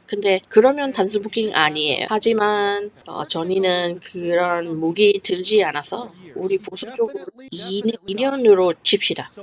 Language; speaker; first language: Korean; non-native, fluent; English